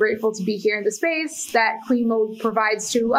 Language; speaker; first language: English; non-native, fluent; Portuguese